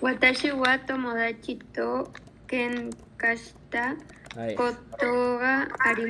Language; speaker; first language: Japanese; non-native, learner; Spanish